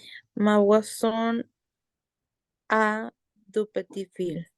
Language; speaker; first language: French; non-native, learner; Spanish